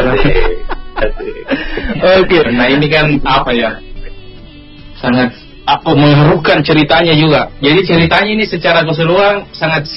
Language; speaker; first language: Indonesian; native; Indonesian